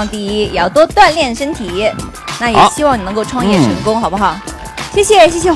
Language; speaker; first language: Chinese; native; Chinese